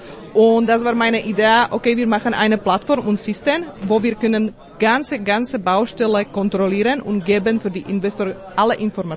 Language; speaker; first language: German; non-native, learner; Slovak